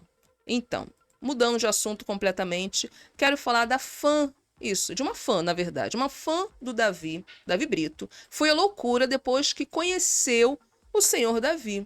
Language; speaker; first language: Portuguese; native; Portuguese